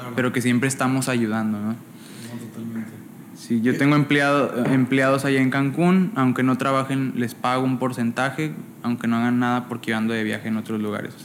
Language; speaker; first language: Spanish; native; Spanish